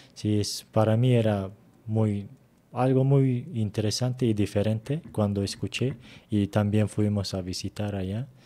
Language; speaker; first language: Spanish; non-native, fluent; Turkish